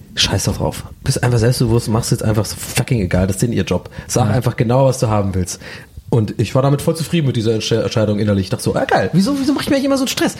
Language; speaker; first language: German; native; German